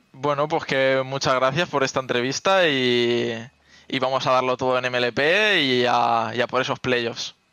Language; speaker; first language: Spanish; native; Spanish